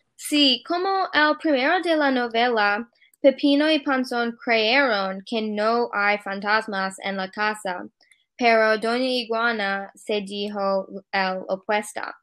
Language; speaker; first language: Spanish; non-native, learner; English